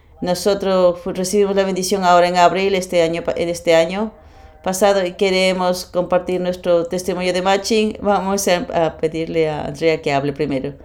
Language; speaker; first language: Spanish; non-native, fluent; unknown